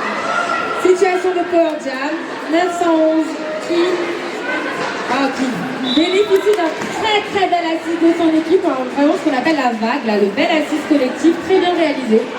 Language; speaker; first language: French; native; French